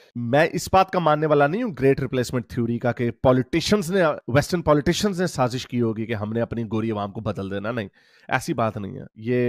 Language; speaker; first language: Urdu; native; Urdu